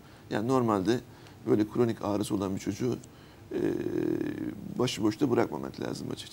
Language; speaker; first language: Turkish; native; Turkish